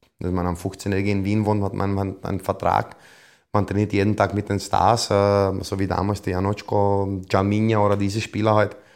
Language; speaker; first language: German; non-native, fluent; Croatian